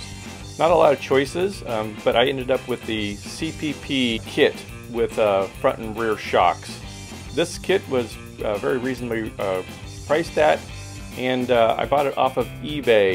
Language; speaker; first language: English; native; English